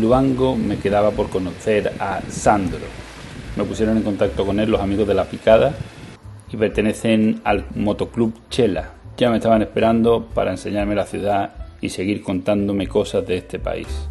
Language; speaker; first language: Spanish; native; Spanish